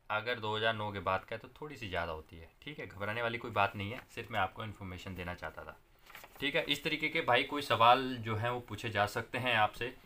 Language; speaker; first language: Hindi; non-native, local second language; Punjabi